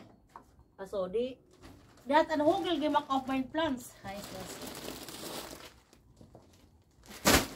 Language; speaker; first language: German; non-native, learner; Filipino